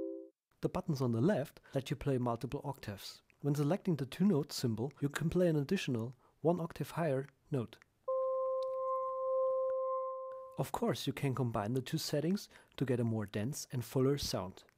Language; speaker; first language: English; non-native, fluent; German